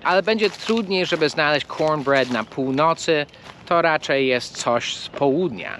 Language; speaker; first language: Polish; non-native, fluent; English